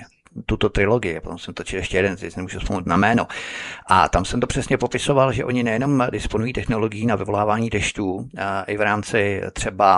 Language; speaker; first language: Czech; native; Czech